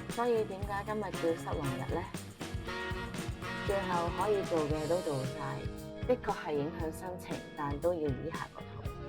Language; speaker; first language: Cantonese; native; Cantonese